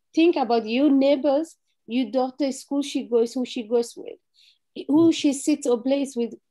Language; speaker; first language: English; non-native, fluent; Somali